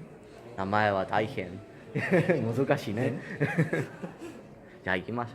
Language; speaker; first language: Japanese; non-native, learner; Spanish